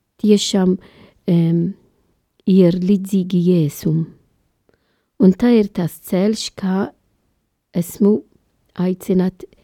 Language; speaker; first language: Latvian; non-native, learner; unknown